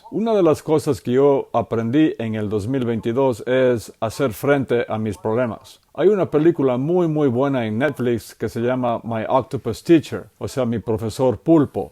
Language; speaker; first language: Spanish; native; Spanish